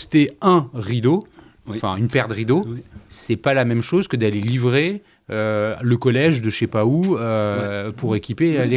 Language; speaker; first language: French; native; French